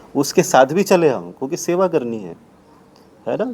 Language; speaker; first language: Hindi; non-native, local second language; Marathi